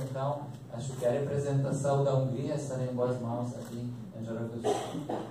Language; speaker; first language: Portuguese; non-native, fluent; Hungarian